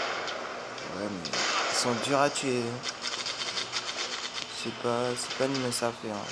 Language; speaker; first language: French; native; French